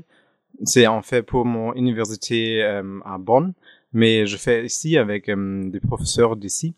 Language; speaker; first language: French; non-native, fluent; German